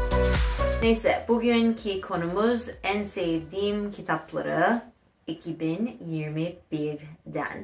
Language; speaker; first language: Turkish; non-native, fluent; English